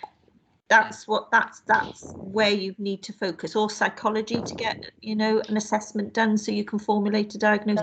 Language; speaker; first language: English; native; English